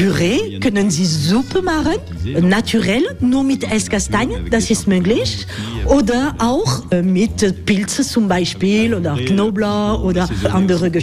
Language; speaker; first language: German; non-native, learner; French